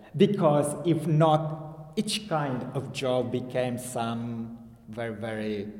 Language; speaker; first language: English; non-native, learner; Romanian